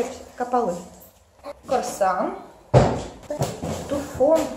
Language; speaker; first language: Turkish; non-native, learner; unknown